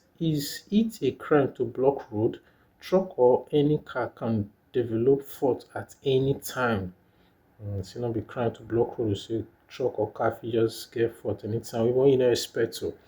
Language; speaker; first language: Nigerian Pidgin; non-native, local second language; Bini